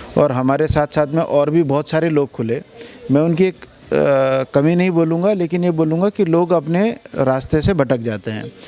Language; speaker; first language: Hindi; native; Hindi